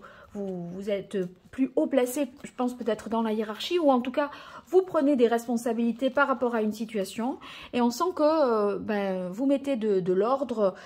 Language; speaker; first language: French; native; French